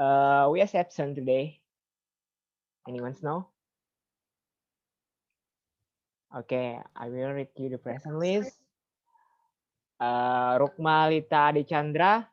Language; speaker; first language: English; non-native, fluent; Indonesian